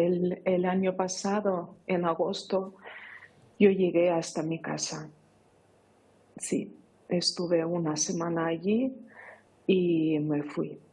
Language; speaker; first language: Spanish; non-native, fluent; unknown